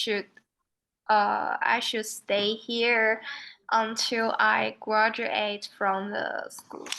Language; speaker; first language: English; non-native, learner; Chinese